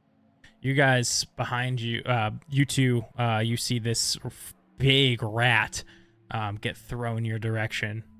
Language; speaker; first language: English; native; English